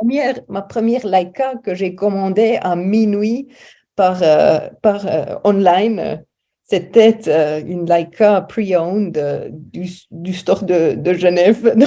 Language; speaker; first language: French; non-native, fluent; German